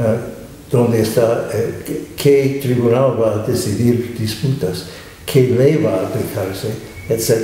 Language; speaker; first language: Spanish; non-native, fluent; English